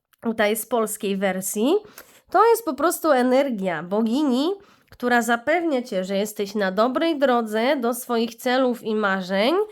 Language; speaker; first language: Polish; native; Polish